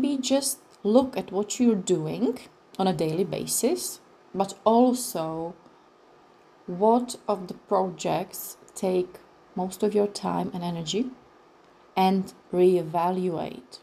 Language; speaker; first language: English; non-native, fluent; Czech